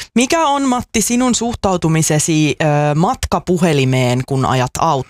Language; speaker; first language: Finnish; native; Finnish